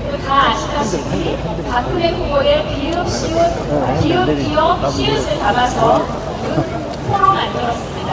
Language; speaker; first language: Korean; native; Korean